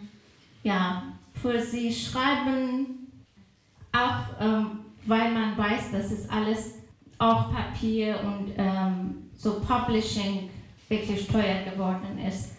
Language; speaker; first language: German; non-native, fluent; Persian